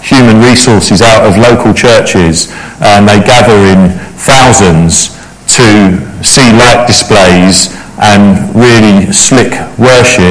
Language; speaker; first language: English; native; English